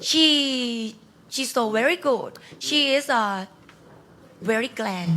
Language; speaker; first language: English; non-native, learner; Thai